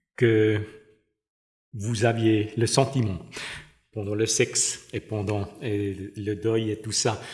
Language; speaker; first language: French; non-native, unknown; German